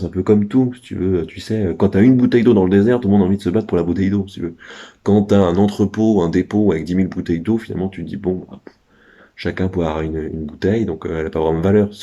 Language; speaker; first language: French; native; French